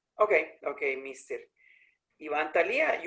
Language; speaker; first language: English; non-native, learner; Spanish